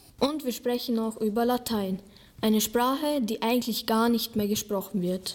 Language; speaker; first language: German; native; German